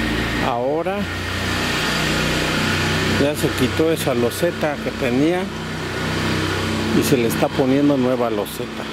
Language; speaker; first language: Spanish; native; Spanish